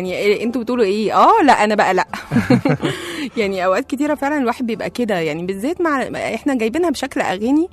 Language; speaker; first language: Arabic; native; Arabic